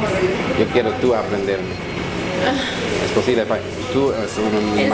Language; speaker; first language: Spanish; non-native, learner; English